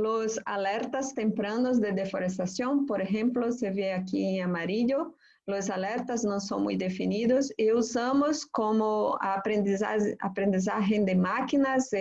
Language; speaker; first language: Spanish; non-native, fluent; Portuguese